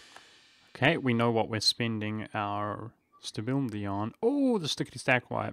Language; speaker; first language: English; native; English